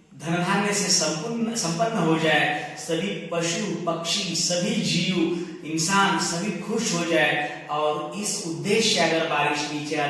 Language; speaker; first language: Hindi; non-native, local second language; Marathi